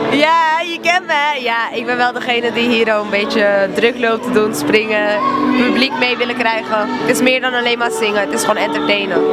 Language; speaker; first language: Dutch; early bilingual, other home language; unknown